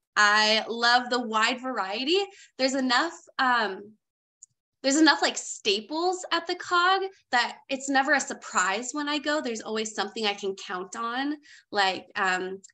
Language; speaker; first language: English; native; English